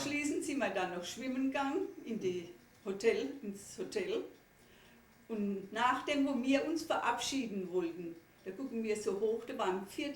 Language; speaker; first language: German; native; German